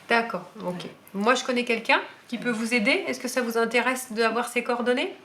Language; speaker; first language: French; native; French